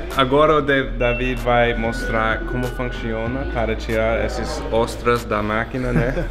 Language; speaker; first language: Portuguese; non-native, fluent; English